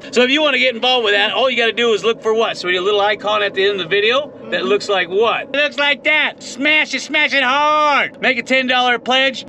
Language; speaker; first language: English; native; English